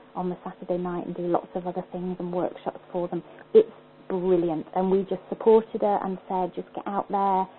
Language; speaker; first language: English; native; English